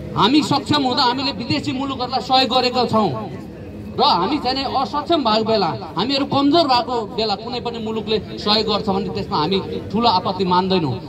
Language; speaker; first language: Nepali; non-native, local second language; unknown